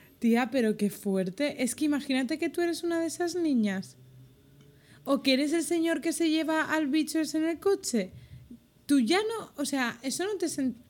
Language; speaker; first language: Spanish; native; Spanish